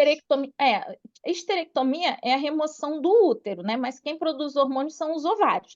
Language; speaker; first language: Portuguese; native; Portuguese